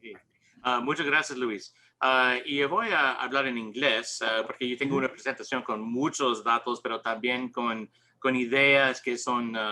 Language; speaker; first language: Spanish; non-native, learner; English